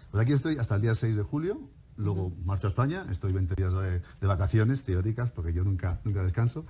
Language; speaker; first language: Spanish; native; Spanish